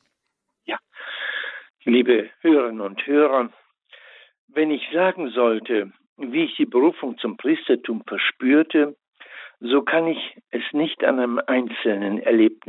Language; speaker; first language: German; native; German